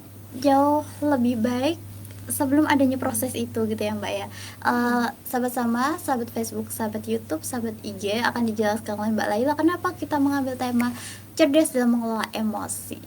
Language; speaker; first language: Indonesian; native; Indonesian